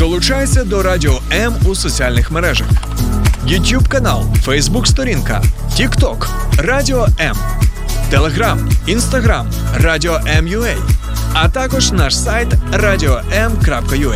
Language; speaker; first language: Ukrainian; native; Ukrainian